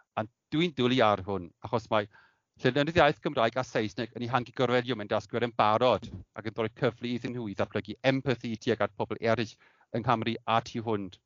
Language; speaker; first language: Welsh; non-native, fluent; German